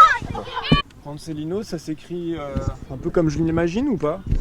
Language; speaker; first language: French; native; French